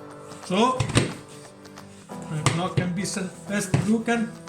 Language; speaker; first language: German; non-native, learner; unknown